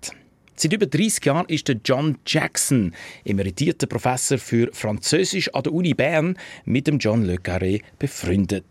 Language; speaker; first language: German; native; German